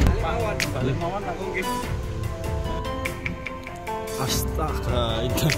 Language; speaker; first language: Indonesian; non-native, local second language; Javanese